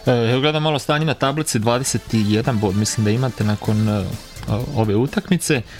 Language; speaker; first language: Croatian; native; Croatian